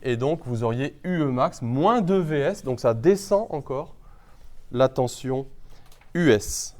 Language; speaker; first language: French; native; French